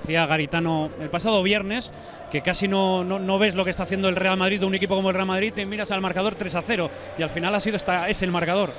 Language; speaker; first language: Spanish; native; Spanish